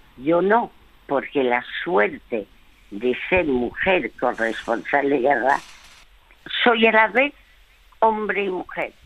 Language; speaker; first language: Spanish; early bilingual, other home language; French